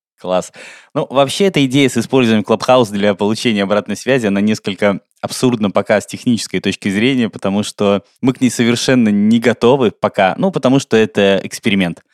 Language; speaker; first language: Russian; native; Russian